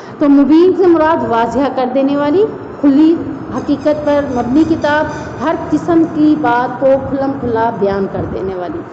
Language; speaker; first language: Urdu; non-native, local second language; Saraiki